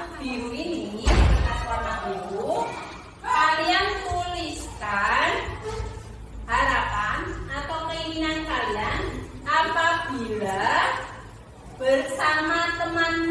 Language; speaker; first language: Indonesian; native; Indonesian